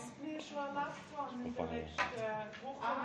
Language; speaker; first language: German; non-native, learner; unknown